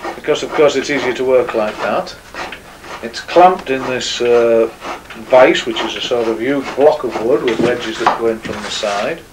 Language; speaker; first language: English; native; English